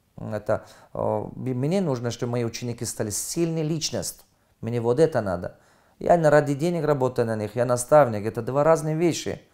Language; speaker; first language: Russian; non-native, fluent; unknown